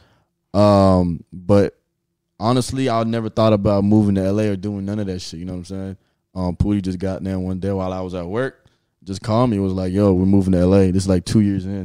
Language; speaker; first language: English; native; English